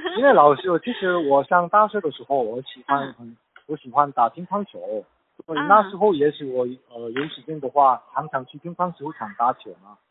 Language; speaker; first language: Chinese; non-native, learner; Korean